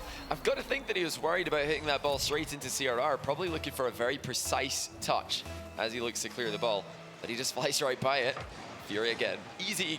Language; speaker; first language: English; native; English